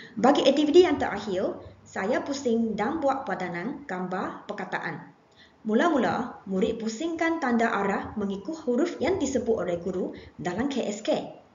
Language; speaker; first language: Malay; non-native, local second language; Chinese